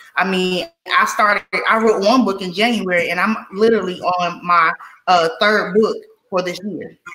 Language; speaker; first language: English; native; English